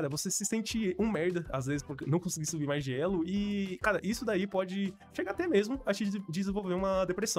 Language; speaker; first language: Portuguese; native; Portuguese